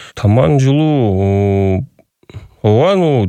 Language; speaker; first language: Kyrgyz; non-native, local second language; Russian